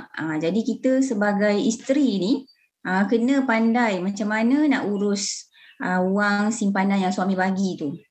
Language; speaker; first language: Malay; native; Malay